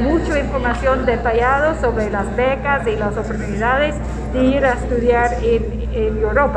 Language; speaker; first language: Spanish; non-native, fluent; English